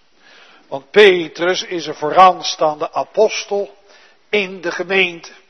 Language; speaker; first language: Dutch; native; Dutch